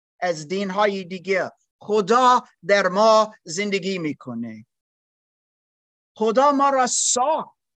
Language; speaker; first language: Persian; non-native, learner; German